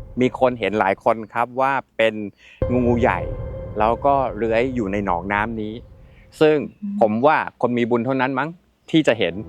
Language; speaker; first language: Thai; native; Thai